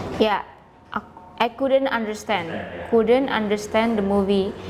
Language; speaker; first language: English; non-native, learner; Indonesian